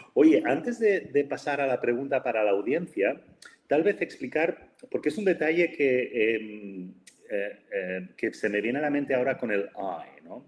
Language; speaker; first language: Spanish; native; Spanish